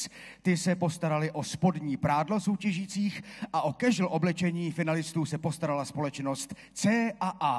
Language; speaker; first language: Czech; native; Czech